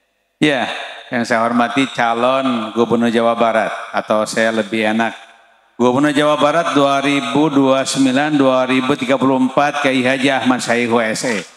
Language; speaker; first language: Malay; non-native, local second language; Sundanese